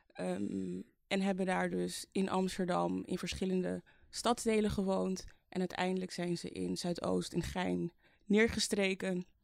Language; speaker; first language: Dutch; early bilingual, other home language; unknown